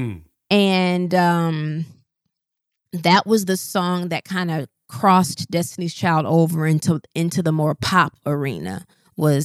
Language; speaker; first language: English; native; English